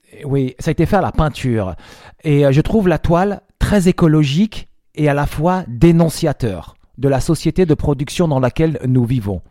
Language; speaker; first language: French; native; French